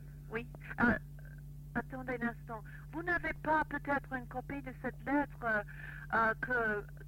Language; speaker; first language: French; non-native, fluent; English